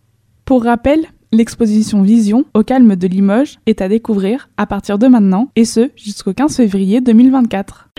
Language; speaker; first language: French; native; French